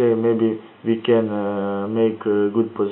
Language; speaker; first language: English; non-native, learner; Croatian